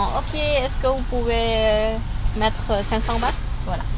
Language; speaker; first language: French; non-native, learner; Thai